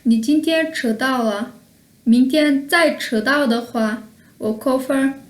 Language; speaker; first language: Chinese; non-native, fluent; Kyrgyz